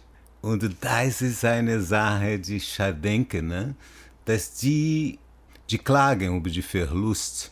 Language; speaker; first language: German; non-native, learner; Portuguese